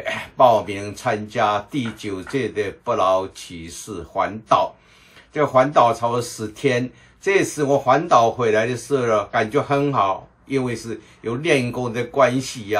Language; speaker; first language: Chinese; non-native, local second language; Min Nan Chinese